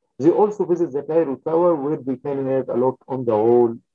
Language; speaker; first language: English; non-native, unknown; Arabic